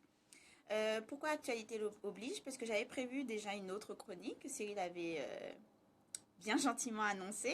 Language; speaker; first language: French; native; French